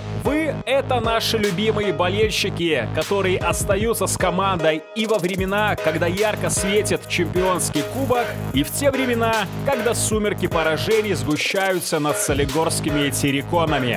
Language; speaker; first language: Russian; native; Russian